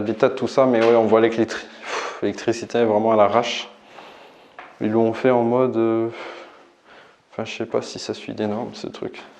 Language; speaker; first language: French; native; French